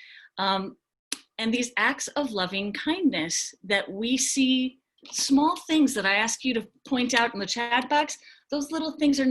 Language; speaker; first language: English; native; English